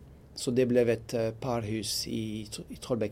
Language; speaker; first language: Swedish; non-native, fluent; French